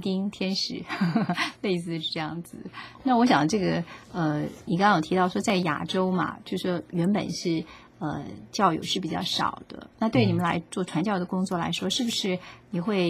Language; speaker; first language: Chinese; native; Chinese